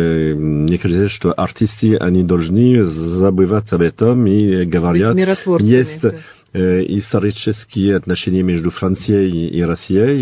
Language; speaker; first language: Russian; non-native, fluent; French